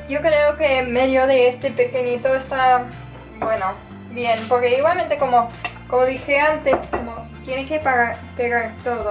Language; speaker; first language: Spanish; non-native, fluent; English